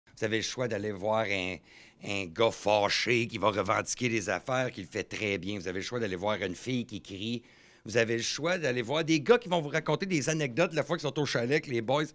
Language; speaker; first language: French; native; French